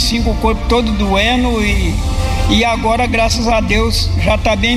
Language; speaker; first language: Portuguese; native; Portuguese